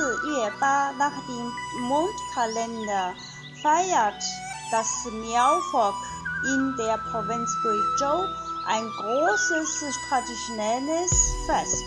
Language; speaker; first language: German; non-native, fluent; Chinese